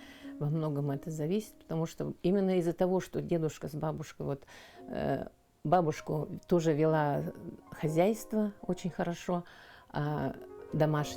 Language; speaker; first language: Russian; non-native, local second language; Yakut